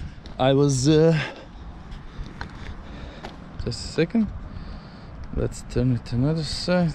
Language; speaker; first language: English; non-native, learner; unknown